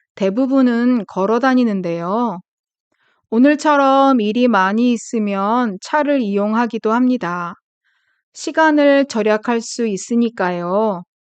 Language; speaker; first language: Korean; native; Korean